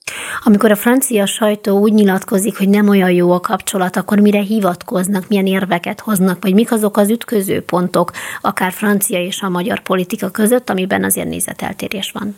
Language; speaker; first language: Hungarian; native; Hungarian